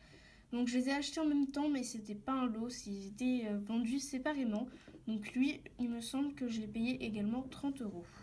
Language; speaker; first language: French; native; French